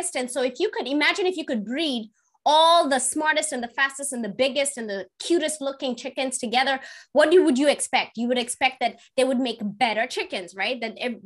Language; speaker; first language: English; non-native, local second language; Kikuyu